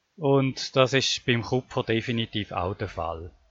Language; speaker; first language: German; native; German